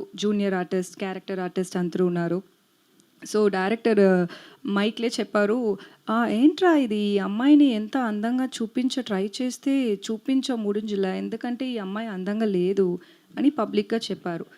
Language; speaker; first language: Telugu; non-native, learner; Tamil